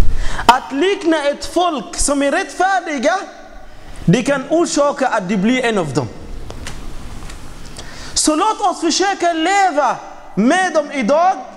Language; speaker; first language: Swedish; non-native, fluent; Arabic